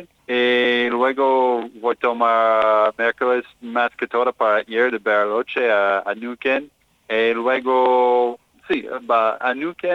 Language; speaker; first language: Spanish; non-native, learner; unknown